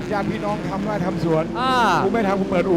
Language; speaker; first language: Thai; native; Thai